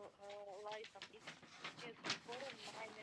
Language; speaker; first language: German; non-native, learner; Macedonian